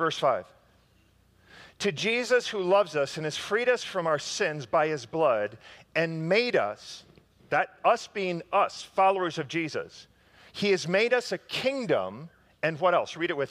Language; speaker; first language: English; native; English